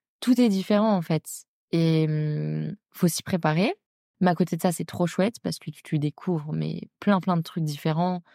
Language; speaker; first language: French; native; French